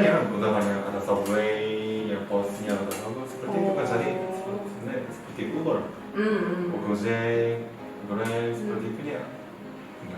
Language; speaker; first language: Indonesian; non-native, learner; Korean